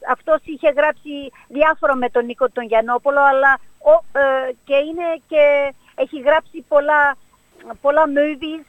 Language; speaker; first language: Greek; early bilingual, heritage; Greek